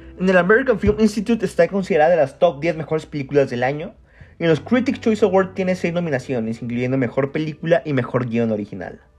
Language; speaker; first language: Spanish; native; Spanish